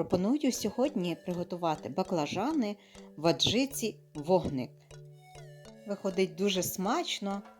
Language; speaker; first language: Ukrainian; native; Ukrainian